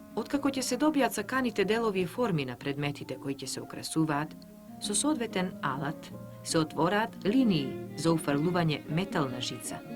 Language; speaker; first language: Macedonian; native; Macedonian